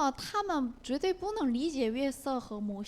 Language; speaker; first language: Chinese; non-native, learner; Korean